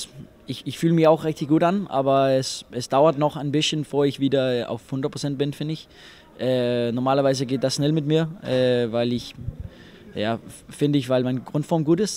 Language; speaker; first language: German; non-native, fluent; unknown